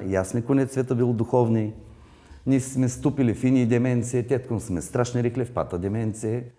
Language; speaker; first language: Czech; non-native, learner; Bulgarian